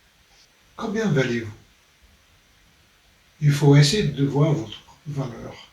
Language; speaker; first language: French; non-native, fluent; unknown